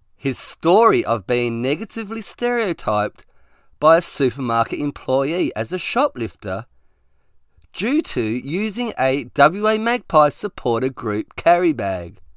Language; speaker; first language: English; native; English